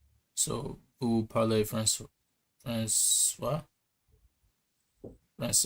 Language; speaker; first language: French; non-native, learner; English